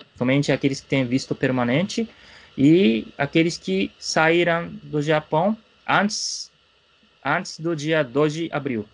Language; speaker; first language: Portuguese; non-native, fluent; Japanese